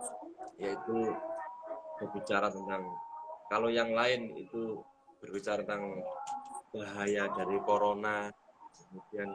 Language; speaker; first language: Indonesian; non-native, local second language; Javanese